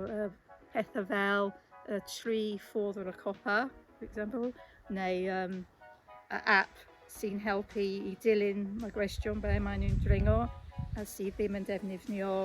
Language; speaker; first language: Welsh; non-native, learner; English